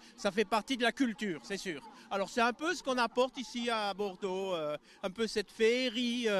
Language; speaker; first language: French; native; French